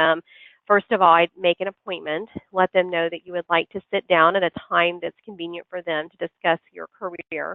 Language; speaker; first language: English; native; English